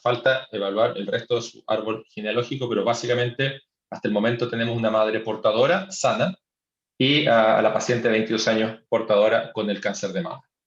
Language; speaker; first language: Spanish; native; Spanish